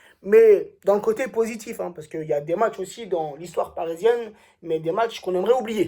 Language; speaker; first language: French; native; French